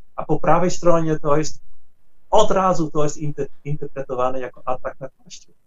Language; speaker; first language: Polish; non-native, fluent; Dutch